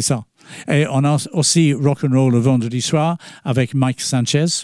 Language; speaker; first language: French; non-native, fluent; English